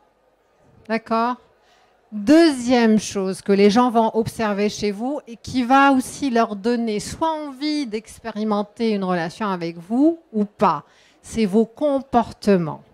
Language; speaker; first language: French; non-native, local second language; Arabic